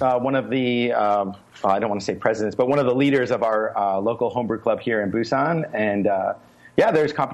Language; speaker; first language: English; native; English